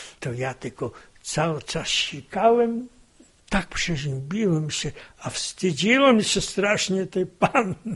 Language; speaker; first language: Polish; native; Polish